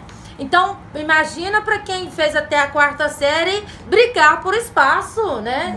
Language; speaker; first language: Portuguese; native; Portuguese